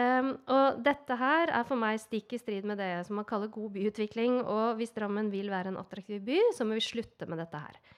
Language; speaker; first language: Norwegian; native; Norwegian